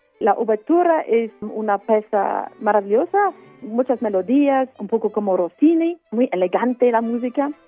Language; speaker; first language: Spanish; non-native, fluent; English